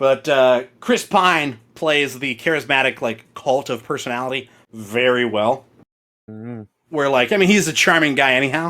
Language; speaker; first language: English; native; English